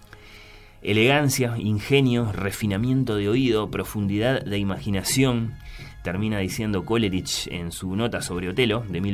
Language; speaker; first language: Spanish; native; Spanish